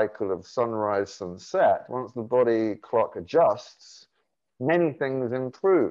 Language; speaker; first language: English; native; English